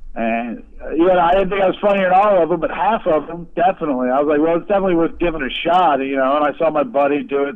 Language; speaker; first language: English; native; English